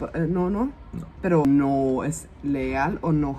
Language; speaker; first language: Spanish; non-native, fluent; German